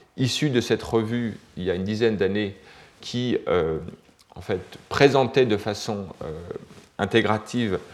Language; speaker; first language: French; native; French